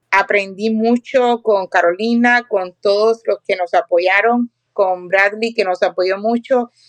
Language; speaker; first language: Spanish; native; Spanish